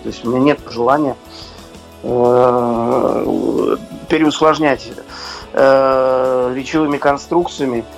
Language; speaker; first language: Russian; native; Russian